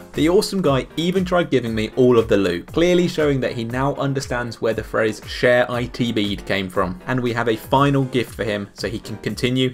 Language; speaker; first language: English; native; English